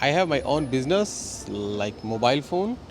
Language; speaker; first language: English; non-native, learner; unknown